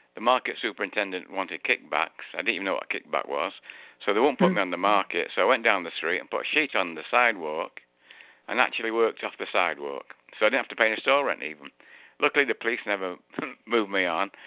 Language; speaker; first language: English; native; English